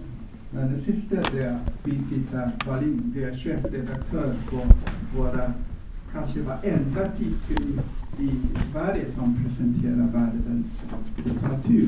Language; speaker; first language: Swedish; non-native, fluent; Chinese